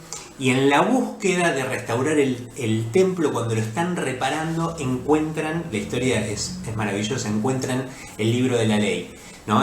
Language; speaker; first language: Spanish; native; Spanish